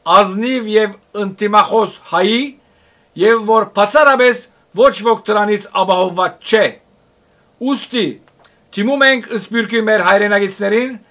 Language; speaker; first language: Armenian; early bilingual, heritage; Armenian